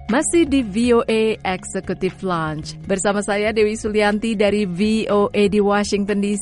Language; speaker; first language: Indonesian; native; Indonesian